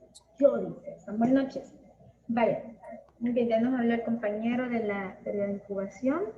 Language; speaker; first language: Spanish; native; Spanish